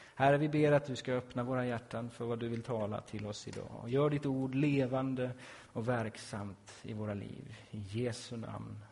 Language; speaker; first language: Swedish; native; Swedish